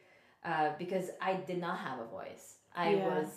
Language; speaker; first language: English; non-native, local second language; Filipino